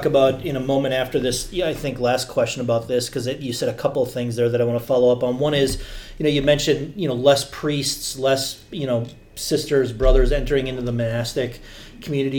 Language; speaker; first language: English; native; English